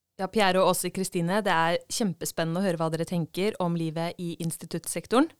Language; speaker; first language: Norwegian; native; Norwegian